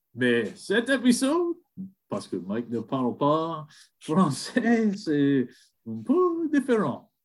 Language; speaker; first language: French; non-native, learner; English